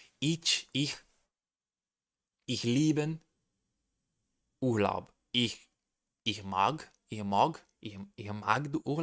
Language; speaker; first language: German; non-native, learner; Portuguese